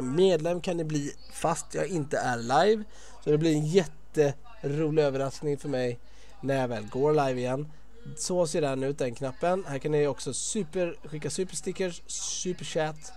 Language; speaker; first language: Swedish; native; Swedish